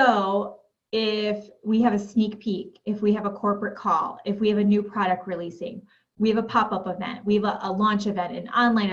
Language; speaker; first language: English; native; English